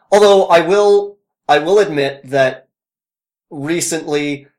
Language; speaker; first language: English; native; English